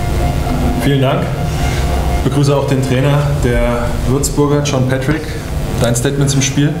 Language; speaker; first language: German; native; German